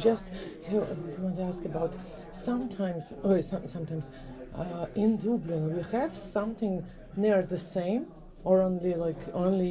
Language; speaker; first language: English; non-native, learner; Russian